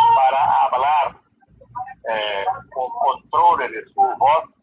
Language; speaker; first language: Spanish; non-native, learner; Portuguese